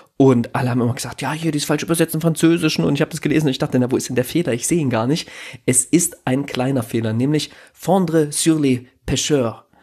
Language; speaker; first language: German; native; German